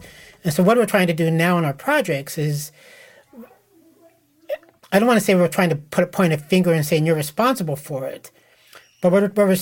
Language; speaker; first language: English; native; English